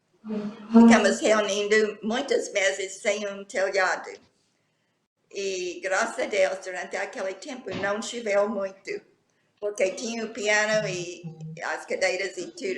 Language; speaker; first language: Portuguese; non-native, fluent; English